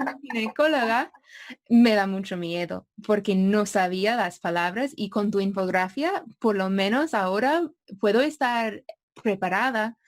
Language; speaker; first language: Spanish; non-native, fluent; English